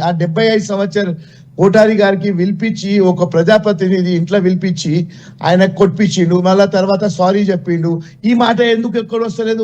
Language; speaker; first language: Telugu; non-native, local second language; Gujarati